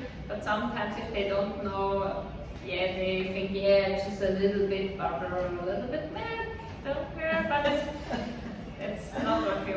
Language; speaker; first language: English; non-native, fluent; Swiss German